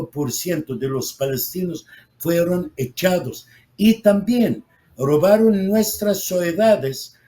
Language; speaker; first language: Spanish; non-native, fluent; Arabic